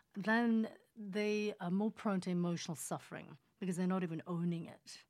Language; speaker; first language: English; early bilingual, other home language; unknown